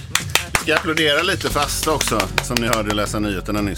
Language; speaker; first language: Swedish; native; Swedish